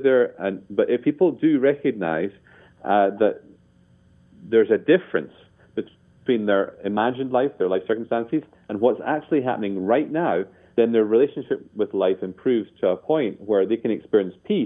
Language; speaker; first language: English; native; English